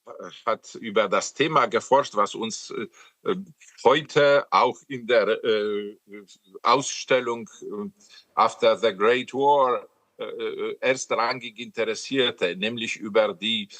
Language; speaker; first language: German; non-native, fluent; Polish